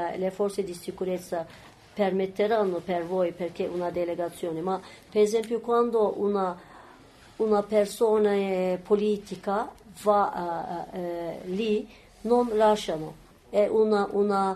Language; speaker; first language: Italian; non-native, learner; Turkish